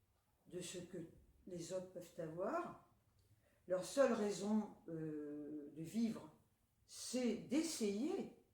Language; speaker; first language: French; native; French